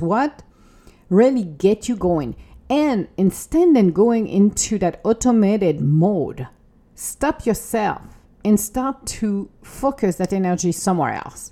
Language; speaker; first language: English; non-native, fluent; French